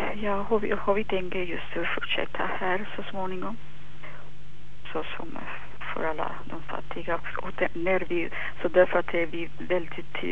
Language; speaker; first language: Swedish; non-native, fluent; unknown